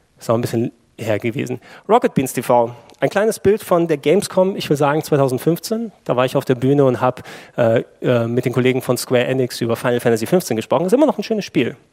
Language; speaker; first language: German; early bilingual, other home language; Greek